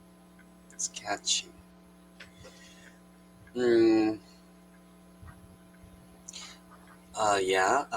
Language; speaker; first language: English; non-native, learner; Korean